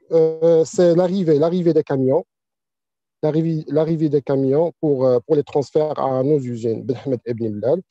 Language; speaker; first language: French; non-native, local second language; Arabic